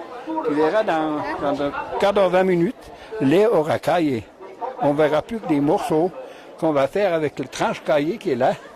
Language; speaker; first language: French; native; French